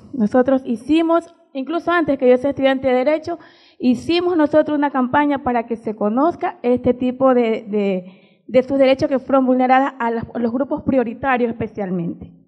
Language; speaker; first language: Spanish; native; Spanish